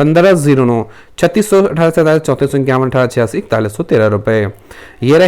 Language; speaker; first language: Hindi; native; Hindi